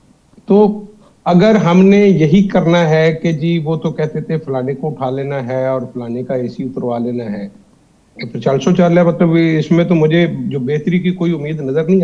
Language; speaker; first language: Urdu; native; Urdu